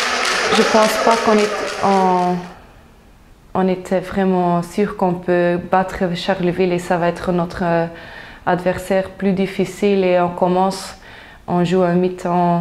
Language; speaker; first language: French; non-native, local second language; Dutch